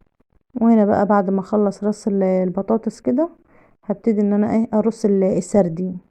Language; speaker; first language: Arabic; native; Arabic